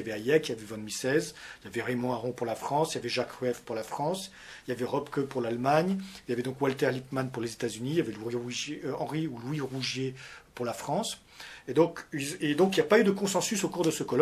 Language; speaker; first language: French; native; French